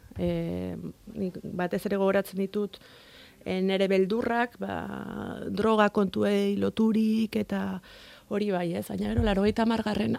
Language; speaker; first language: Basque; non-native, local second language; Spanish